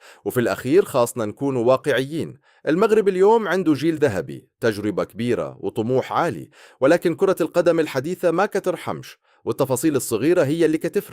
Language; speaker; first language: Arabic; native; Arabic